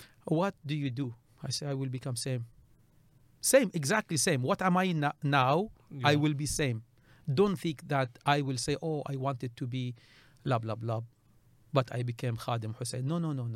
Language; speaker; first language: English; non-native, learner; Arabic